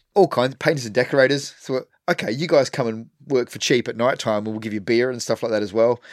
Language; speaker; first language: English; native; English